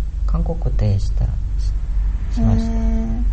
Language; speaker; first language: Japanese; non-native, learner; Korean